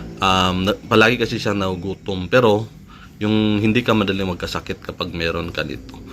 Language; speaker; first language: Filipino; non-native, local second language; Cebuano